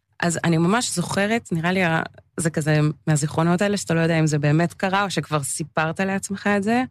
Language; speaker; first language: Hebrew; early bilingual, other home language; English